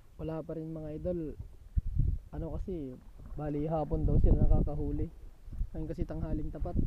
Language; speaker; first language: Filipino; non-native, local second language; Iloko